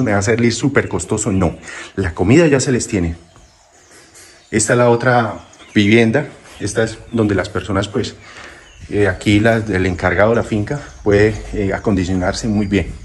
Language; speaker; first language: Spanish; native; Spanish